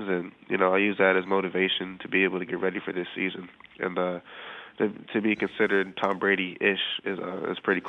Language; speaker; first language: English; native; English